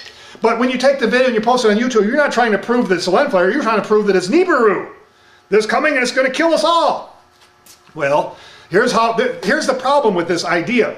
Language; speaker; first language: English; native; English